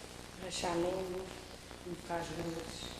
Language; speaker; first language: Portuguese; native; Portuguese